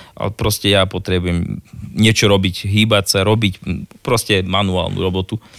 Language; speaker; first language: Slovak; native; Slovak